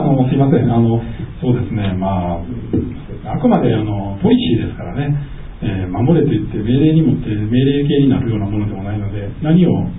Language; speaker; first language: Japanese; native; Japanese